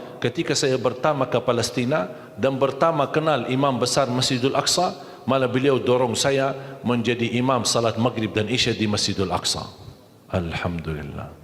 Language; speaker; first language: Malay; non-native, fluent; Arabic